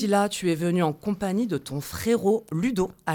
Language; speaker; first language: French; native; French